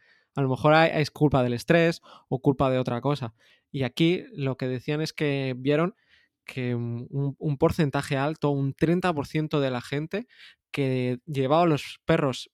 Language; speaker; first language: Spanish; native; Spanish